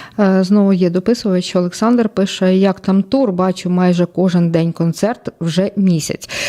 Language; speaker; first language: Ukrainian; native; Ukrainian